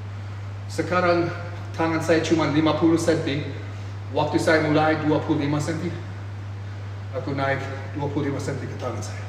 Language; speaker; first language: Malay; non-native, learner; English